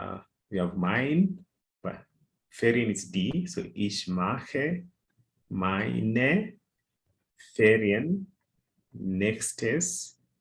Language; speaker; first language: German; non-native, fluent; English